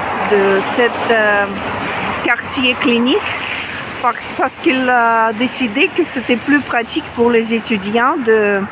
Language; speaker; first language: French; non-native, fluent; Russian